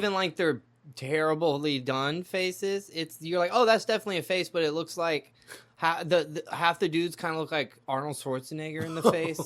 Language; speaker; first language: English; native; English